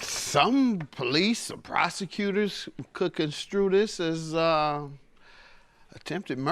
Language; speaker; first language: English; native; English